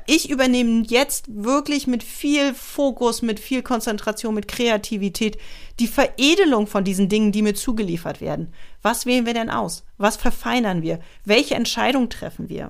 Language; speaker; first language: German; native; German